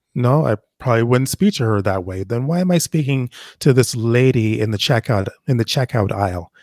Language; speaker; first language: English; native; English